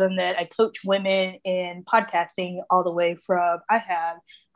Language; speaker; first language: English; native; English